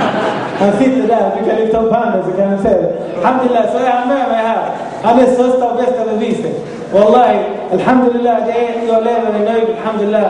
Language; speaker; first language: Swedish; non-native, fluent; Arabic